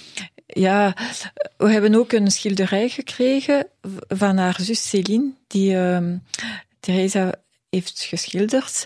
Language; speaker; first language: Dutch; non-native, local second language; French